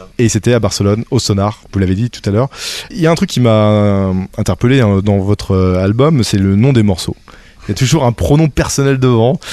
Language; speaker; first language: French; native; French